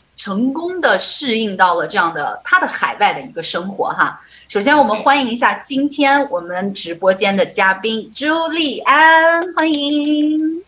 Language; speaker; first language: Chinese; native; Chinese